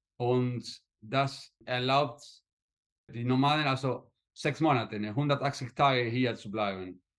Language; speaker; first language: German; early bilingual, heritage; Spanish